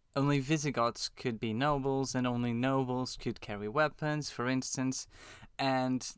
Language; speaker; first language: English; non-native, fluent; Portuguese